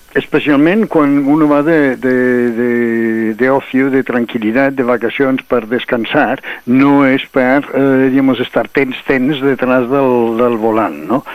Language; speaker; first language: Catalan; non-native, local second language; Spanish